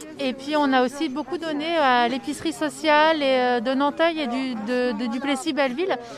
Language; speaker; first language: French; native; French